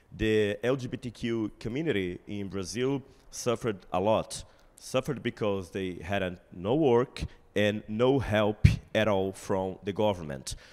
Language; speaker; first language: English; non-native, fluent; Portuguese